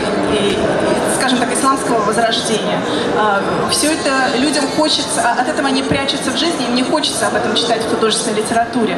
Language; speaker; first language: Russian; native; Russian